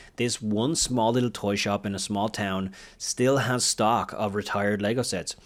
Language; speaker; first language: English; native; English